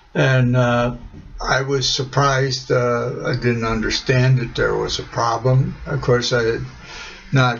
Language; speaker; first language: English; native; English